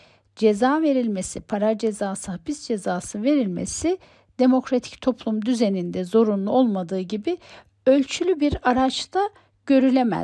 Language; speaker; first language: Turkish; native; Turkish